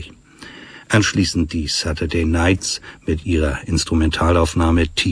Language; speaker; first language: German; native; German